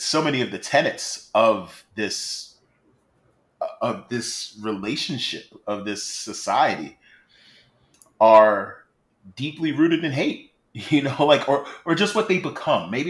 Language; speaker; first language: English; native; English